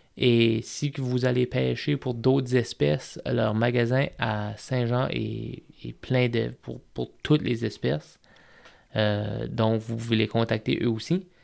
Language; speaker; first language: French; native; French